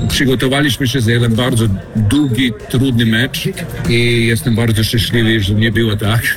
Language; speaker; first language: Polish; non-native, fluent; Serbian